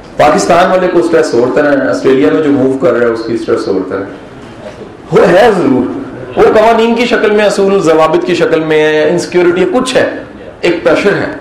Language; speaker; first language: Urdu; non-native, local second language; Punjabi